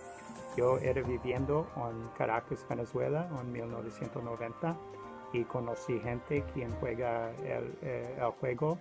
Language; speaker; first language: Spanish; non-native, learner; English